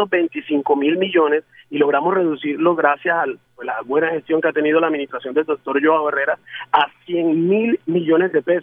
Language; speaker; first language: Spanish; native; Spanish